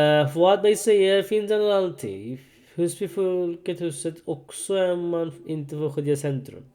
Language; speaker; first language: Swedish; non-native, learner; Urdu